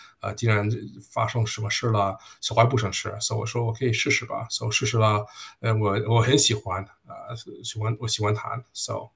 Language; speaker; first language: Chinese; early bilingual, heritage; Chinese